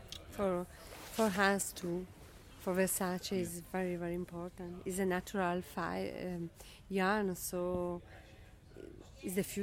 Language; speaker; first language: English; non-native, learner; Italian